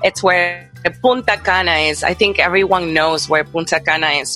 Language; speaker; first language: English; non-native, fluent; Spanish